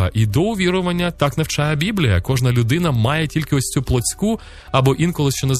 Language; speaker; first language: Ukrainian; native; Ukrainian